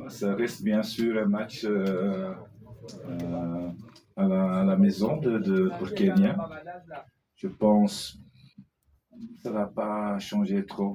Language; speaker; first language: French; non-native, fluent; Dutch